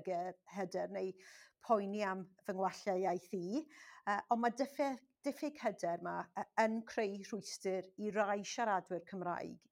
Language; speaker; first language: Welsh; non-native, local second language; English